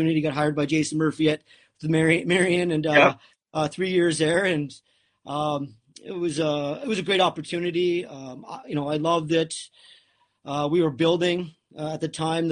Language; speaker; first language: English; native; English